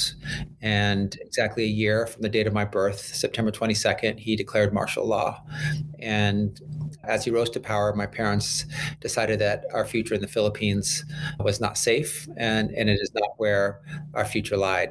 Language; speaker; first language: English; native; English